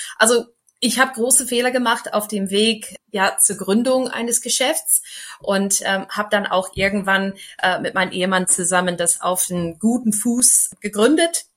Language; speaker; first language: German; non-native, fluent; English